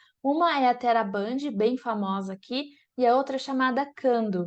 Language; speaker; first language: Portuguese; native; Portuguese